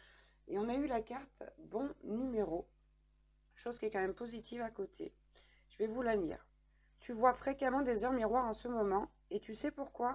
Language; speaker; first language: French; native; French